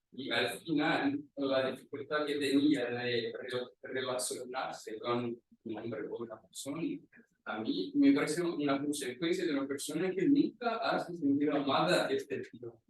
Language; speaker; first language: Spanish; non-native, fluent; Portuguese